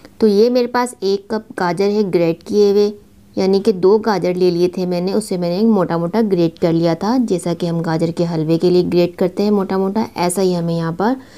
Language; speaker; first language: Urdu; native; Urdu